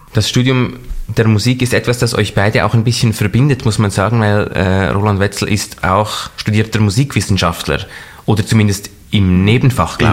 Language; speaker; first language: German; native; German